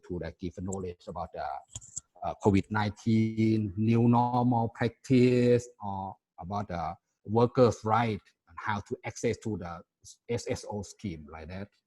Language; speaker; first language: English; non-native, fluent; Thai